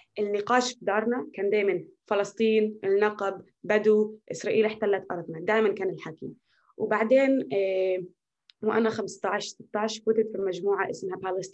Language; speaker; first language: Arabic; native; Arabic